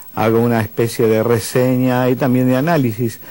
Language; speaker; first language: Spanish; native; Spanish